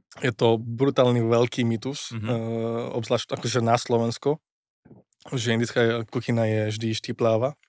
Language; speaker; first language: Slovak; non-native, fluent; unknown